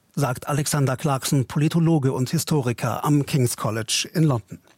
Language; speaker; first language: German; native; German